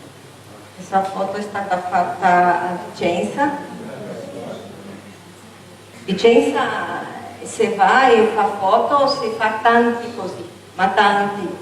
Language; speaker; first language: Italian; non-native, fluent; Portuguese